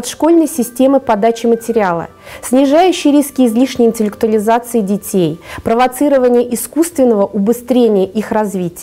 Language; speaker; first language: Russian; native; Russian